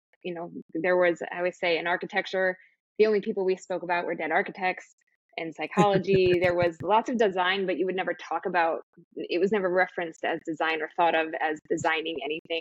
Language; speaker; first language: English; native; English